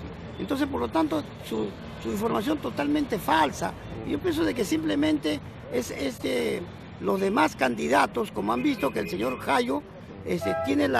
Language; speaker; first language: Spanish; native; Spanish